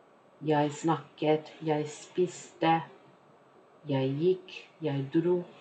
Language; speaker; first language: Norwegian; non-native, fluent; Portuguese